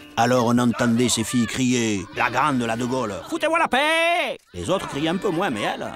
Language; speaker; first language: French; early bilingual, other home language; German